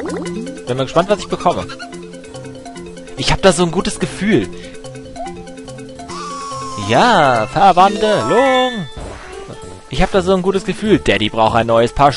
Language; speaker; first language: German; native; German